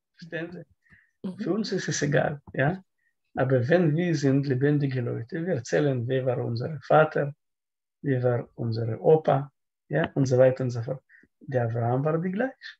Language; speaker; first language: German; non-native, learner; Russian